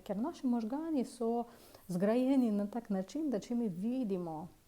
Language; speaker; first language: Slovenian; non-native, fluent; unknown